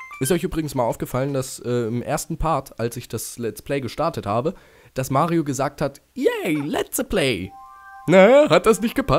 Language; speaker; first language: German; native; German